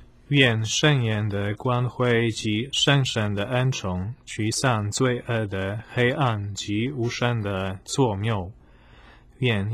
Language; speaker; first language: Chinese; non-native, fluent; Polish